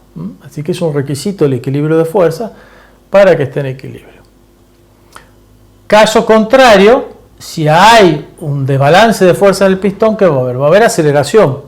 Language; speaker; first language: Spanish; native; Spanish